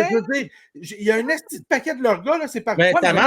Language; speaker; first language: French; native; French